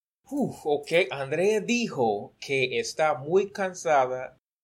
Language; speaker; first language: Spanish; non-native, learner; English